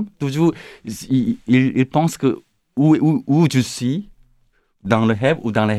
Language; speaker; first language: French; non-native, learner; Korean